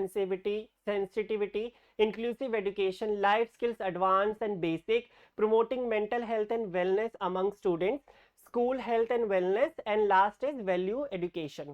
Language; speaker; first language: English; non-native, local second language; Hindi